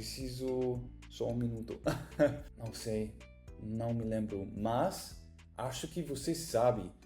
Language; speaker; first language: Portuguese; non-native, learner; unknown